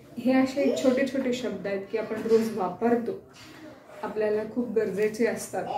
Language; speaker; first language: Marathi; non-native, local second language; Kannada